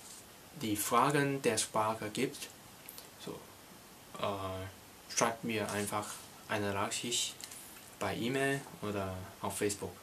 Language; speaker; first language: German; non-native, learner; Cantonese